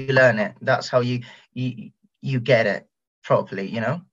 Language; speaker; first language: English; non-native, fluent; Spanish